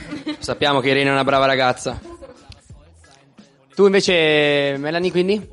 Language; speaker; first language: Italian; native; Italian